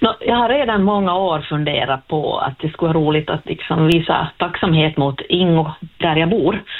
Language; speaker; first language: Swedish; native; Swedish